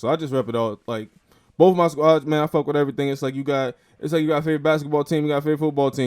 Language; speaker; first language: English; native; English